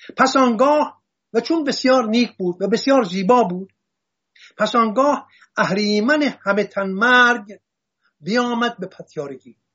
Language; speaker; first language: Persian; non-native, local second language; Assyrian Neo-Aramaic